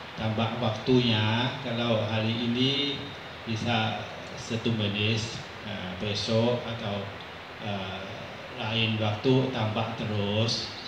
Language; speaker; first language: Indonesian; non-native, fluent; Thai